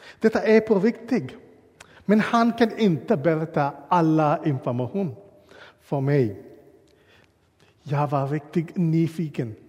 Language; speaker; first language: Swedish; non-native, learner; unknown